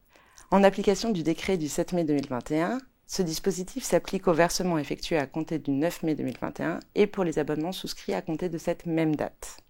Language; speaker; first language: French; native; French